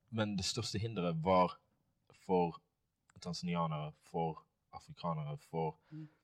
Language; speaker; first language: Norwegian; non-native, fluent; Swahili